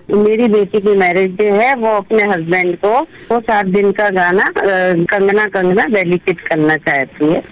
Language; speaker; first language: Hindi; native; Hindi